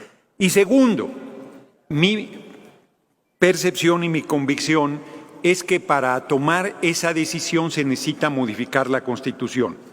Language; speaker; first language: Spanish; native; Spanish